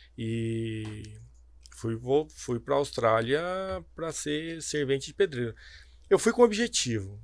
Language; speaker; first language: Portuguese; native; Portuguese